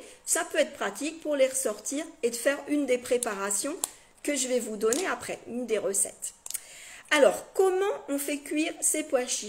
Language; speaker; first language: French; native; French